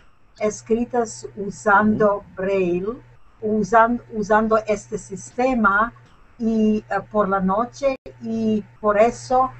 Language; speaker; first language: Spanish; non-native, learner; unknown